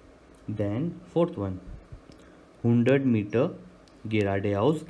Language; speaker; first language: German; non-native, learner; Hindi